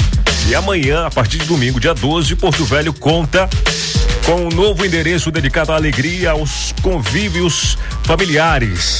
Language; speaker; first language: Portuguese; native; Portuguese